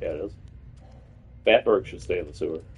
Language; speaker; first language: English; native; English